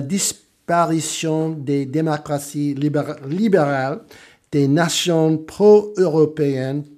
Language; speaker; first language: French; non-native, fluent; English